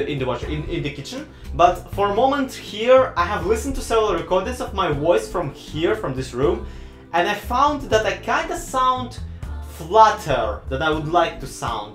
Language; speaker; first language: English; non-native, fluent; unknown